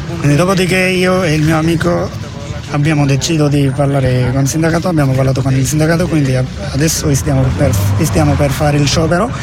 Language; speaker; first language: Italian; non-native, learner; Bangla